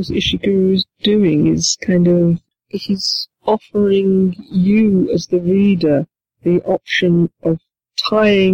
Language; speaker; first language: English; native; English